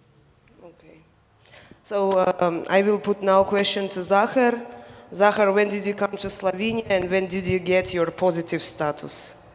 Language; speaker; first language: English; non-native, fluent; Slovenian